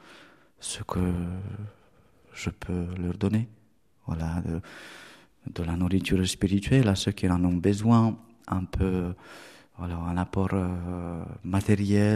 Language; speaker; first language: French; non-native, fluent; Romanian